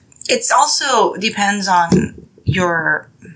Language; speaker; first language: English; non-native, local second language; Filipino